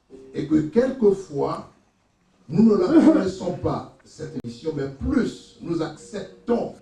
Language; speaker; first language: French; native; French